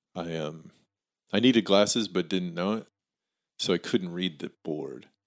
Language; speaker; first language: English; native; English